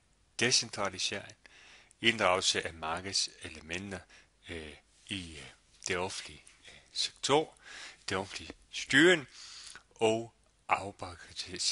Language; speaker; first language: Danish; non-native, fluent; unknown